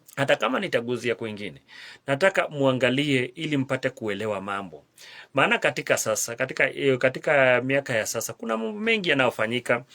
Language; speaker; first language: Swahili; non-native, local second language; Kikuyu